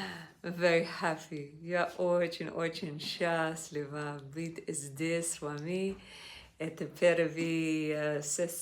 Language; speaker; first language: Russian; non-native, learner; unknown